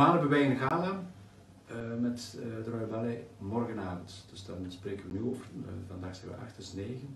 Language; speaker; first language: Dutch; native; Dutch